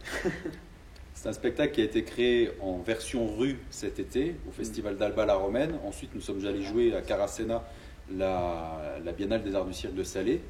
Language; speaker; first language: French; native; French